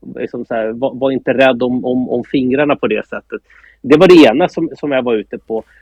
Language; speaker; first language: Swedish; native; Swedish